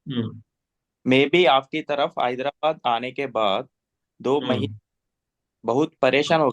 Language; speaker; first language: Hindi; non-native, learner; Telugu